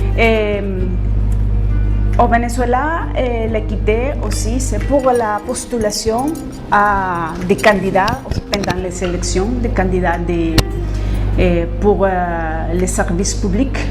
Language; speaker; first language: French; non-native, fluent; Spanish